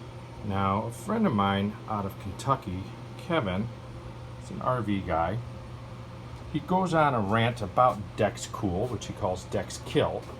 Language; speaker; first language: English; native; English